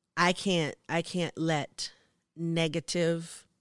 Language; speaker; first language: English; native; English